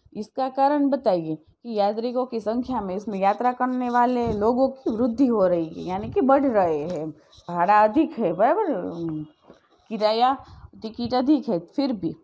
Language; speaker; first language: Hindi; non-native, local second language; Gujarati